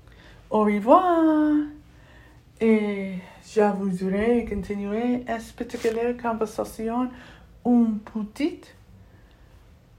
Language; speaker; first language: French; non-native, learner; English